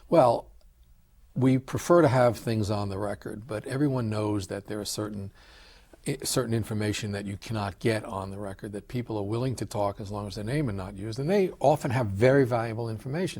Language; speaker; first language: English; native; English